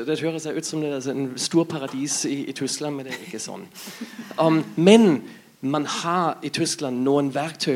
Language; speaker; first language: Norwegian; non-native, learner; German